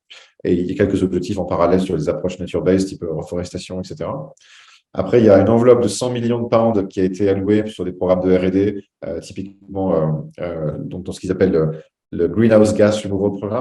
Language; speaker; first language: French; native; French